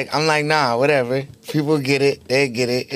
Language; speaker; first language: English; native; English